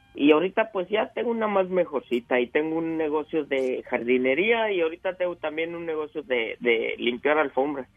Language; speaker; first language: Spanish; native; Spanish